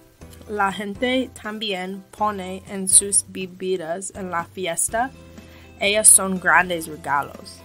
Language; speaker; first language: Spanish; non-native, learner; English